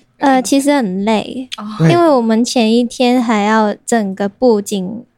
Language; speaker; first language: Chinese; non-native, local second language; Cantonese